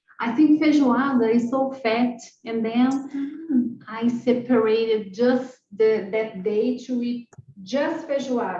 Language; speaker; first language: English; non-native, learner; Portuguese